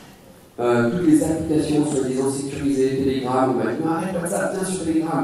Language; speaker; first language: French; native; French